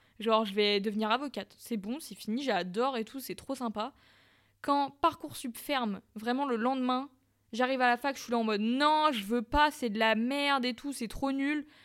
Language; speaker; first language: French; native; French